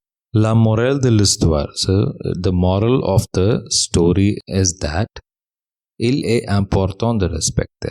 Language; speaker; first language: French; non-native, fluent; English